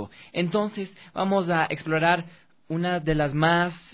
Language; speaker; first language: Spanish; native; Spanish